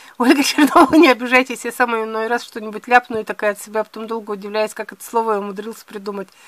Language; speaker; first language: Russian; native; Russian